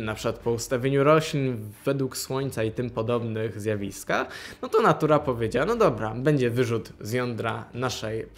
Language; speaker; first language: Polish; native; Polish